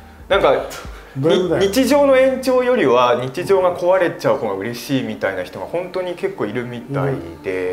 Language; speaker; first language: Japanese; native; Japanese